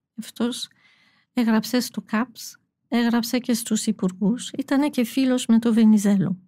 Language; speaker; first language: Greek; non-native, fluent; French